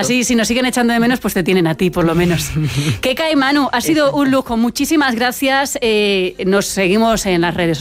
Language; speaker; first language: Spanish; native; Spanish